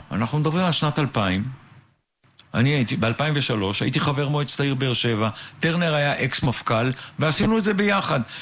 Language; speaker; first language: Hebrew; native; Hebrew